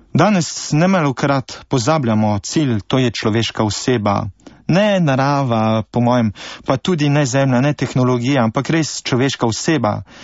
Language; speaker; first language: Slovenian; early bilingual, heritage; Slovenian